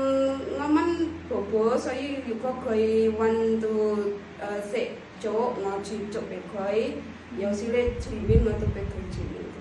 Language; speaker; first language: Cantonese; non-native, learner; Indonesian